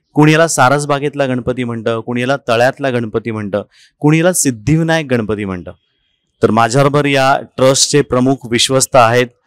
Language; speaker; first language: Marathi; native; Marathi